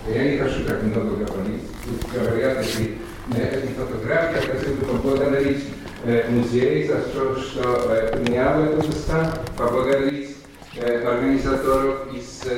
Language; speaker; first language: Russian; non-native, fluent; Polish